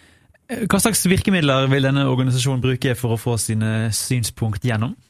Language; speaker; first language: Norwegian; native; Norwegian